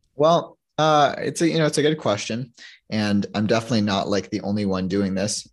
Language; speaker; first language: English; native; English